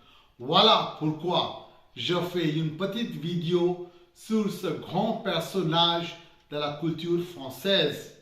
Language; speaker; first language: French; non-native, fluent; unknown